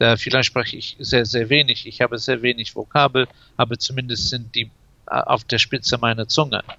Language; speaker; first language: German; non-native, fluent; English